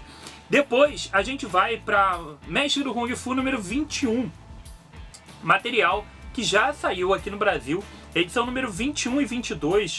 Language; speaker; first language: Portuguese; native; Portuguese